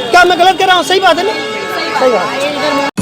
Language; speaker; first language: Hindi; native; Hindi